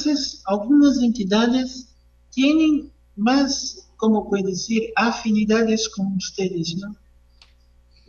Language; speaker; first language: Spanish; non-native, fluent; Portuguese